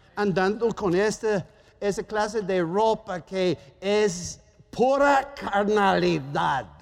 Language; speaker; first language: Spanish; non-native, fluent; German